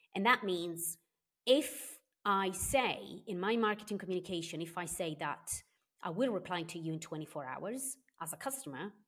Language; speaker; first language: English; non-native, fluent; Italian